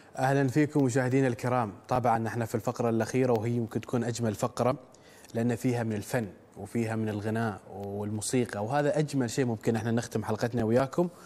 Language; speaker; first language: Arabic; native; Arabic